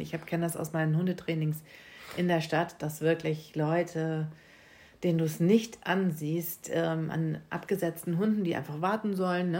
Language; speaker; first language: German; native; German